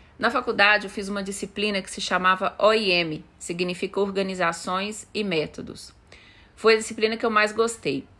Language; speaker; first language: Portuguese; native; Portuguese